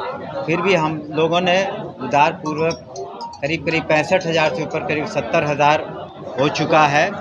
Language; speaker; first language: Hindi; native; Hindi